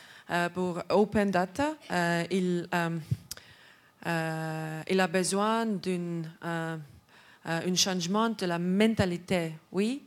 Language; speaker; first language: French; non-native, learner; Estonian